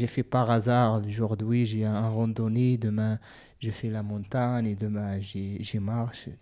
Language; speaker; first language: French; non-native, learner; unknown